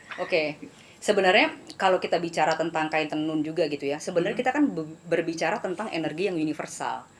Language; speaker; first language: Indonesian; native; Indonesian